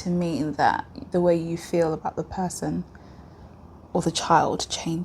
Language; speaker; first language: English; native; English